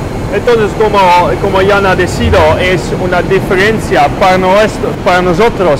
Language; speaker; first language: Spanish; non-native, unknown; Dutch